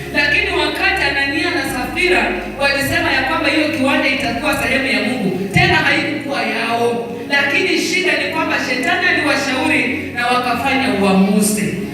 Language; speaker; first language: Swahili; non-native, local second language; Luyia